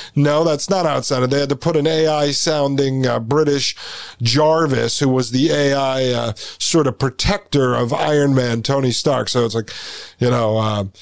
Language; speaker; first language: English; native; English